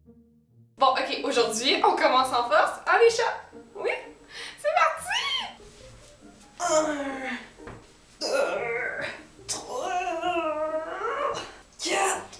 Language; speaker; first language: French; native; French